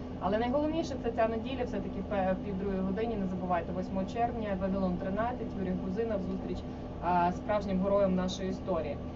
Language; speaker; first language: Ukrainian; native; Ukrainian